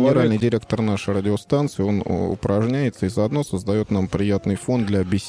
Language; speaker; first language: Russian; native; Russian